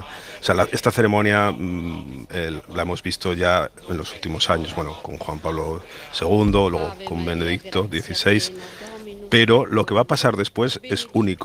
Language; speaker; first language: Spanish; native; Spanish